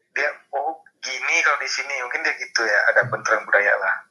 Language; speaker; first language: Indonesian; non-native, local second language; Minangkabau